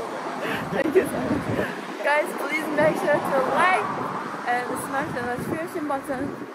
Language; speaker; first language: English; non-native, learner; Japanese